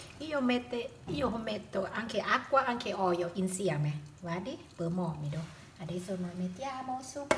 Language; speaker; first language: Italian; non-native, learner; Thai